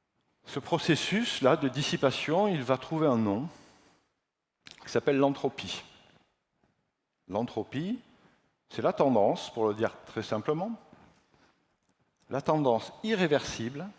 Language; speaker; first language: French; native; French